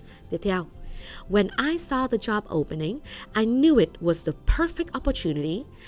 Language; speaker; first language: English; non-native, fluent; Vietnamese